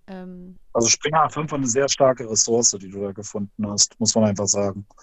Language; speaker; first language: German; native; German